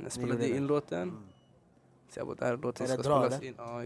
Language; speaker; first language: Swedish; early bilingual, other home language; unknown